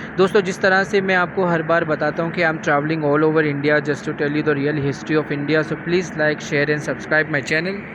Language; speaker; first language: Urdu; native; Urdu